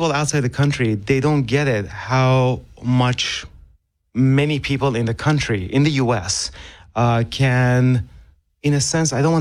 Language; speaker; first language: English; non-native, fluent; Persian